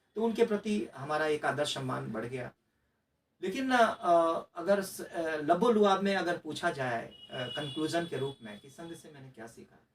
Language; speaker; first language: Hindi; non-native, local second language; Maithili